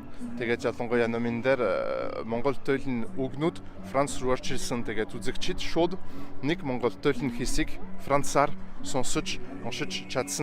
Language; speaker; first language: Mongolian; non-native, fluent; French